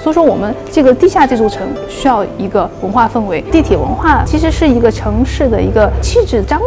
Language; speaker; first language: Chinese; native; Chinese